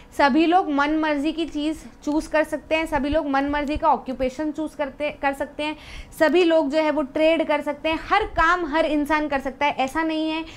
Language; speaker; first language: Hindi; native; Hindi